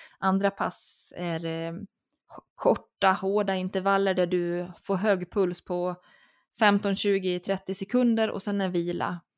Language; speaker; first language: Swedish; native; Swedish